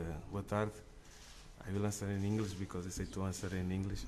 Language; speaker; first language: English; non-native, learner; Portuguese